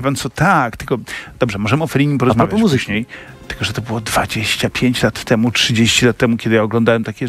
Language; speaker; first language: Polish; native; Polish